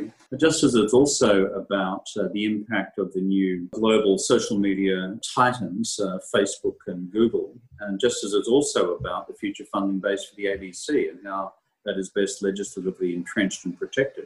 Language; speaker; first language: English; native; English